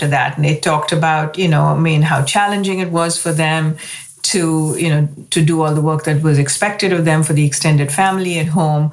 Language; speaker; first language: English; non-native, local second language; Hindi